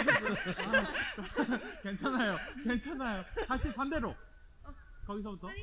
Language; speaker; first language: Korean; native; Korean